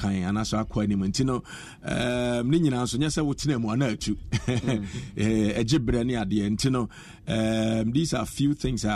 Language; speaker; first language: English; non-native, local second language; Akan